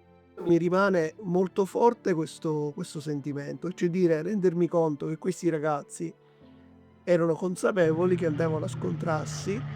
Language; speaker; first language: Italian; native; Italian